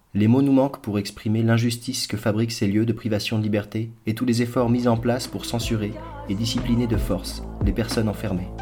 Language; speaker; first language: French; native; French